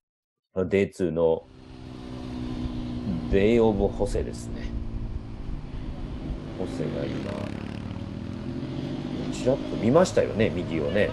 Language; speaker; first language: Japanese; native; Japanese